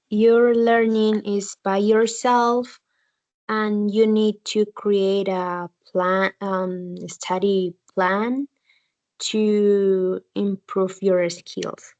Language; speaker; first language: English; non-native, learner; Spanish